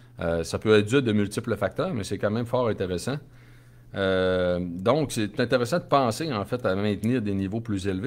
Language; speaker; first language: French; native; French